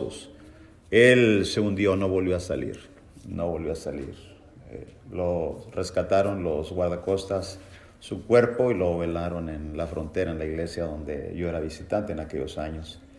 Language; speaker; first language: Spanish; native; Spanish